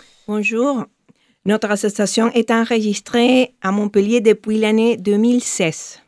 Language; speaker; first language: French; non-native, fluent; Spanish